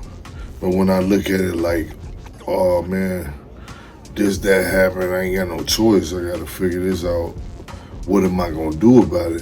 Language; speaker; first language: English; native; English